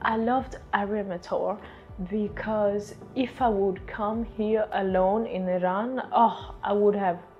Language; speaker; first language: English; non-native, fluent; Swedish